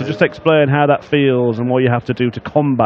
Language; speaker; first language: English; native; English